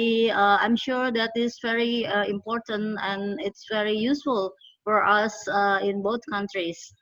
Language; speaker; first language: English; non-native, fluent; Indonesian